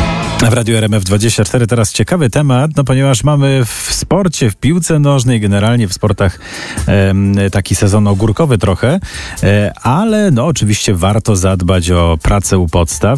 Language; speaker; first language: Polish; native; Polish